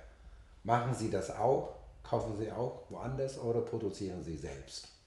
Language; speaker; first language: German; non-native, fluent; Chinese